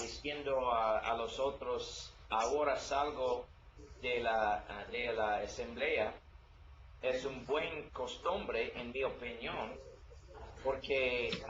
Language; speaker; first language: Spanish; non-native, learner; English